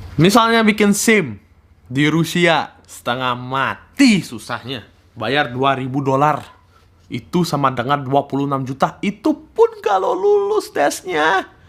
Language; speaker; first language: Indonesian; early bilingual, other home language; Russian